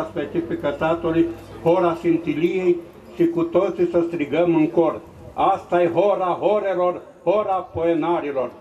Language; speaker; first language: Romanian; native; Romanian